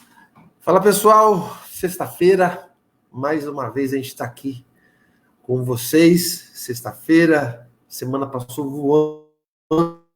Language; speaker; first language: Portuguese; native; Portuguese